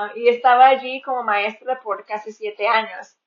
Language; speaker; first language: Spanish; non-native, fluent; English